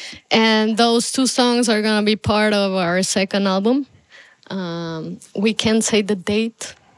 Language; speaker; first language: English; non-native, fluent; Spanish